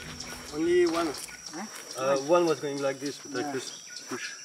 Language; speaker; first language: English; non-native, learner; French